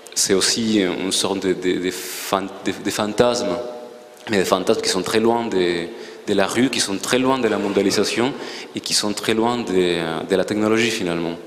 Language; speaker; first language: French; non-native, fluent; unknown